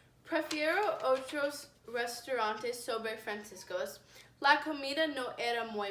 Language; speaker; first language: Spanish; non-native, learner; English